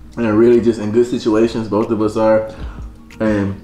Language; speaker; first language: English; native; English